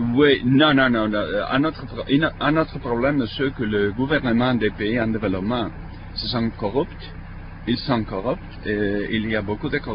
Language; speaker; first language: French; non-native, fluent; Spanish